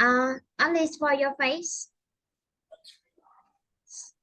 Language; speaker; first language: English; non-native, fluent; Vietnamese